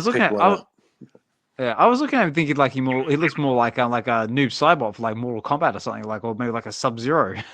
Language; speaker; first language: English; native; English